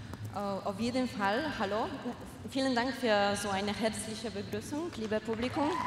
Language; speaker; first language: German; non-native, fluent; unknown